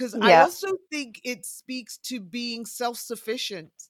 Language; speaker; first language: English; native; English